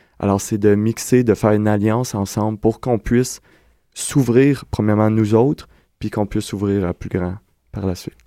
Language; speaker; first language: French; native; French